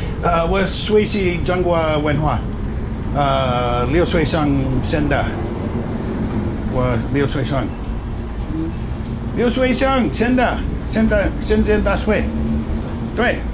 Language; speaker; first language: Chinese; non-native, learner; English